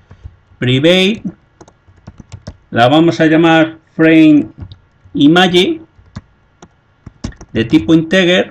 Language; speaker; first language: Spanish; native; Spanish